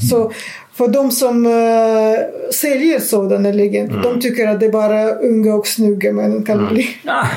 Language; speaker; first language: Swedish; non-native, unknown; Russian